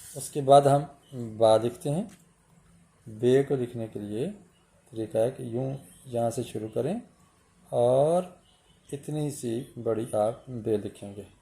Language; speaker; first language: Urdu; native; Urdu